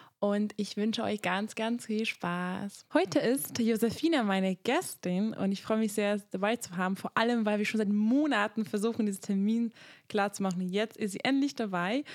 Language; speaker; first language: German; non-native, fluent; Hungarian